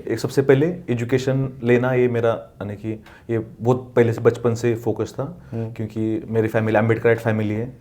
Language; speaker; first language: Hindi; non-native, local second language; Marathi